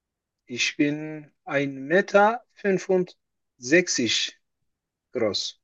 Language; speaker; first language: German; non-native, learner; Turkish